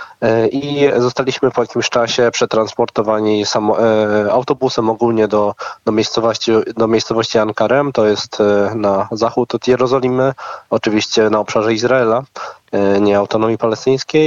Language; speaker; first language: Polish; native; Polish